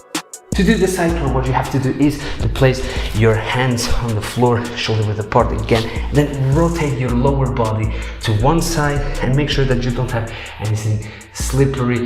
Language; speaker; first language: English; non-native, fluent; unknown